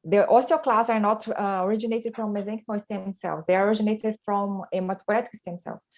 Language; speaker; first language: English; non-native, fluent; Portuguese